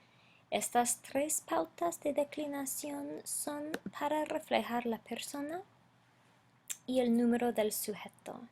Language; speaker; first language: Spanish; non-native, fluent; English